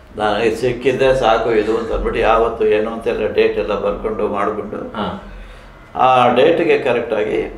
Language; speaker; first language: Kannada; native; Kannada